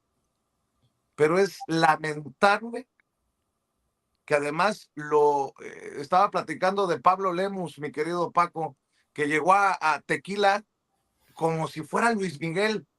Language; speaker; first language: Spanish; native; Spanish